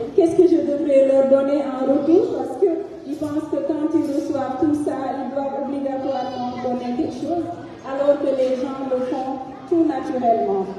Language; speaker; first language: French; non-native, local second language; Fula